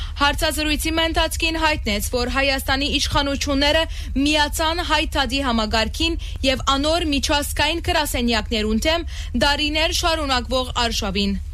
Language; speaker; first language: Armenian; early bilingual, heritage; Armenian